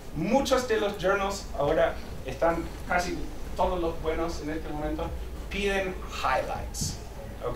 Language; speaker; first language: Spanish; non-native, fluent; English